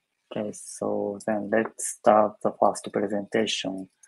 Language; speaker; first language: English; non-native, fluent; Japanese